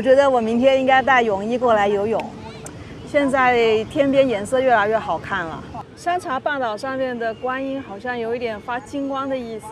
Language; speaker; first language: Chinese; native; Chinese